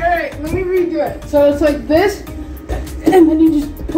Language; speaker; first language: English; native; English